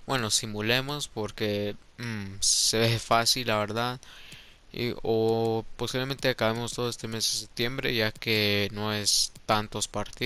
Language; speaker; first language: Spanish; early bilingual, heritage; Spanish